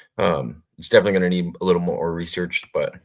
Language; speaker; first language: English; native; English